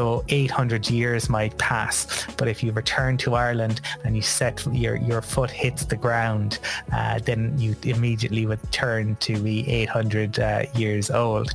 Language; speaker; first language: English; native; English